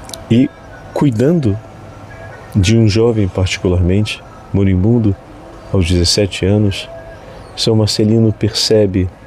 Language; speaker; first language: Portuguese; native; Portuguese